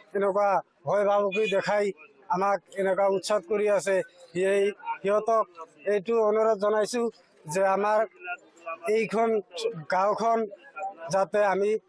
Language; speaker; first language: Assamese; non-native, local second language; Bangla